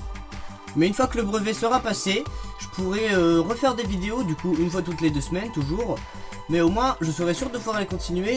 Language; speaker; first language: French; native; French